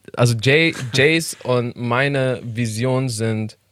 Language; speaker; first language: German; non-native, fluent; Persian